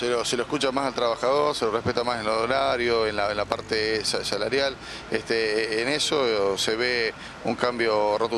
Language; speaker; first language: Spanish; native; Spanish